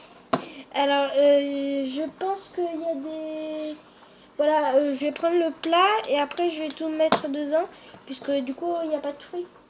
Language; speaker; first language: French; native; French